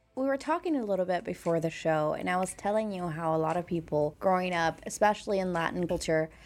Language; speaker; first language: English; early bilingual, other home language; Spanish